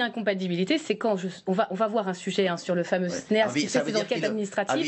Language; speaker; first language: French; native; French